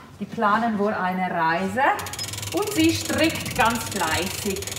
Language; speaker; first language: German; native; German